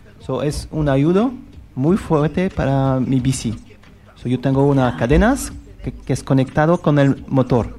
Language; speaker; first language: Spanish; non-native, learner; French